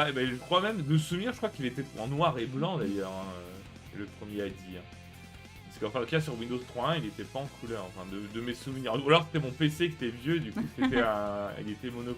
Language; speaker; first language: French; native; French